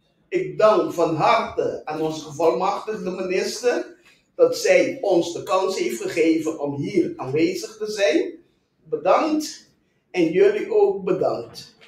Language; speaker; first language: Dutch; non-native, local second language; Papiamento